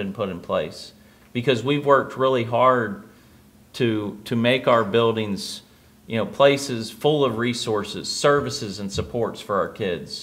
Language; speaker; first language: English; native; English